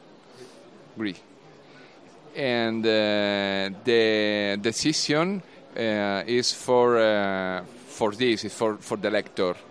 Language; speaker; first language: English; non-native, learner; Italian